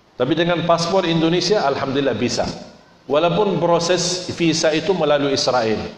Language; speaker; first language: Indonesian; non-native, fluent; Arabic